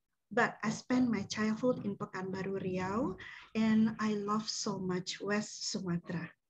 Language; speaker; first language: English; non-native, fluent; Minangkabau